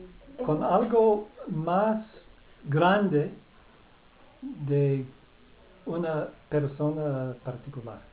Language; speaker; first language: Spanish; non-native, fluent; English